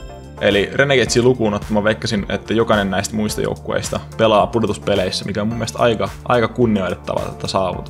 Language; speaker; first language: Finnish; native; Finnish